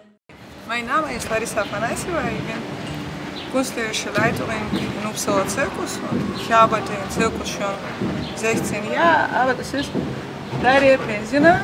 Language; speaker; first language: German; non-native, learner; Russian